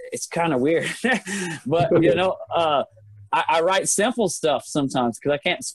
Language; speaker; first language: English; native; English